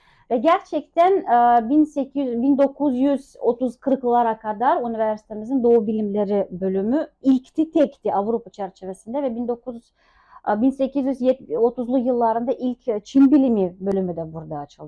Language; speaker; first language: Turkish; non-native, fluent; Tatar